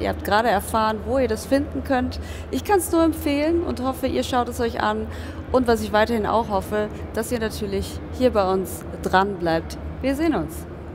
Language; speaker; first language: German; native; German